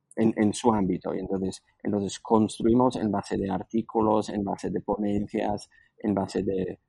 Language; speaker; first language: Spanish; non-native, fluent; Slovak